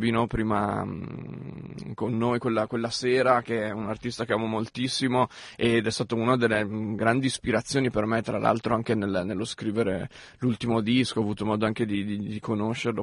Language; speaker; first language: Italian; native; Italian